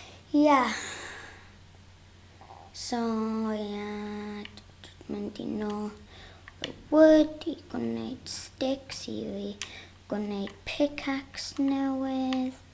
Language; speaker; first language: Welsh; non-native, local second language; English